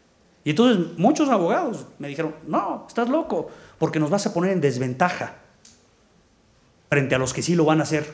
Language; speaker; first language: Spanish; native; Spanish